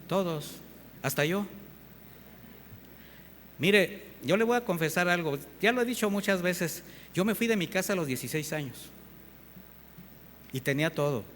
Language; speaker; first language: Spanish; native; Spanish